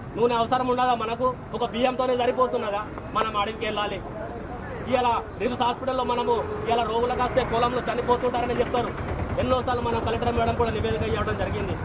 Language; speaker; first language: Telugu; non-native, local second language; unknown